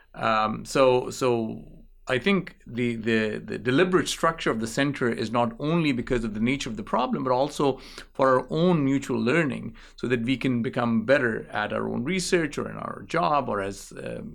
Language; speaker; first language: English; non-native, local second language; Urdu